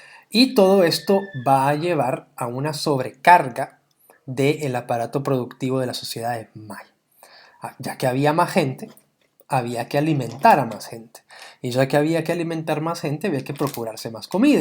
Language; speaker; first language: Spanish; native; Spanish